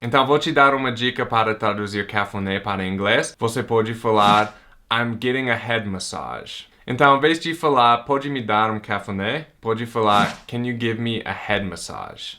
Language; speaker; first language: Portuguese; non-native, fluent; English